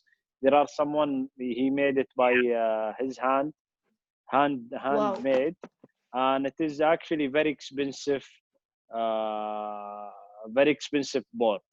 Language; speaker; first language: English; non-native, fluent; Arabic